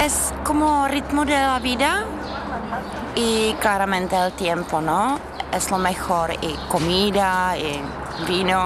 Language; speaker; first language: Spanish; non-native, fluent; Czech